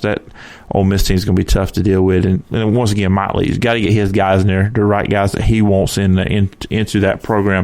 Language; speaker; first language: English; native; English